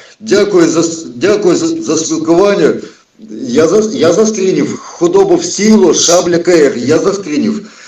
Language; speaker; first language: Ukrainian; early bilingual, heritage; Russian